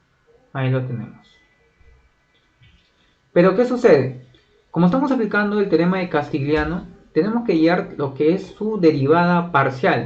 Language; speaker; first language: Spanish; native; Spanish